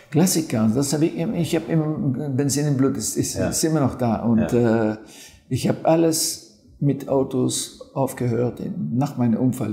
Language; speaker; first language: German; non-native, fluent; French